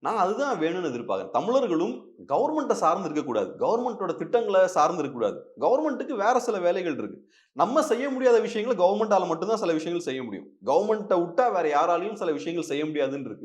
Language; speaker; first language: Tamil; native; Tamil